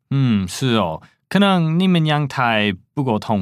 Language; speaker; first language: Chinese; non-native, fluent; English